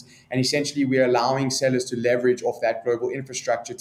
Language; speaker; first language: English; native; English